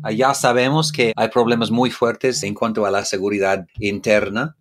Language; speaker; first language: Spanish; non-native, fluent; English